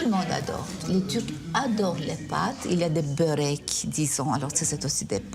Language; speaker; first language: French; non-native, fluent; Turkish